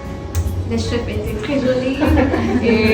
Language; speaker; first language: French; non-native, learner; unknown